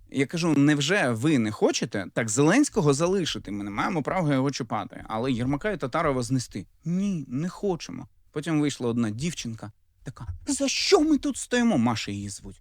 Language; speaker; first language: Ukrainian; non-native, local second language; Russian